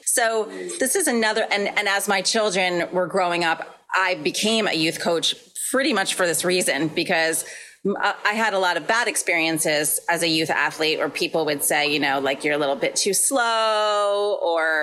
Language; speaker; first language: English; native; English